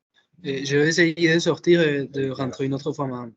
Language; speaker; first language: French; non-native, fluent; Spanish